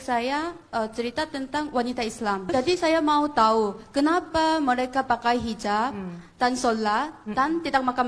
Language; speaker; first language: Indonesian; non-native, fluent; Korean